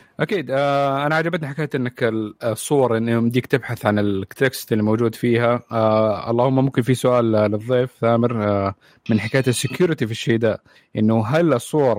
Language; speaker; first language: Arabic; native; Arabic